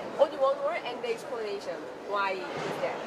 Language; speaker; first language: English; non-native, learner; Korean